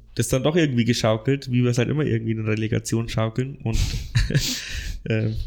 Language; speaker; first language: German; native; German